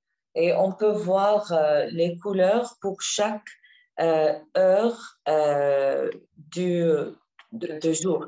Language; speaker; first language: French; non-native, learner; Arabic